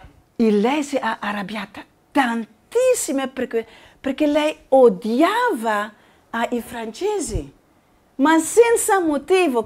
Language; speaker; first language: Italian; non-native, learner; Spanish